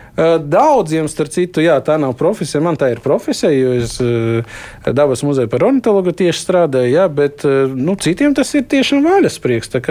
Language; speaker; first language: Latvian; non-native, local second language; Russian